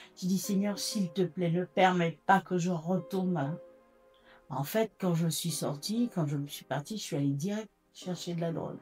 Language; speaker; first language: French; native; French